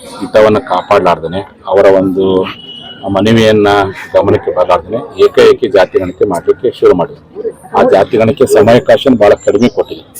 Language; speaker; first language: Kannada; native; Kannada